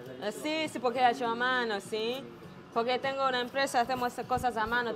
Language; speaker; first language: Spanish; non-native, learner; Swahili